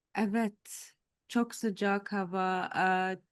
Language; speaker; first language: Turkish; non-native, learner; Arabic